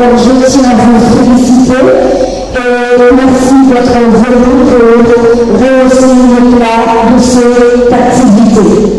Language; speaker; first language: French; non-native, local second language; Haitian Creole